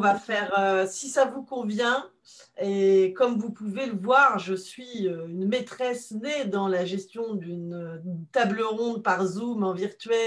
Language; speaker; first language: French; native; French